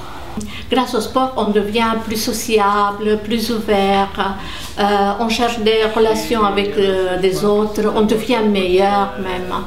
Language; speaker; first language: French; non-native, fluent; Romanian